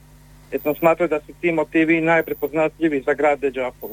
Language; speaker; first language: Serbian; native; Serbian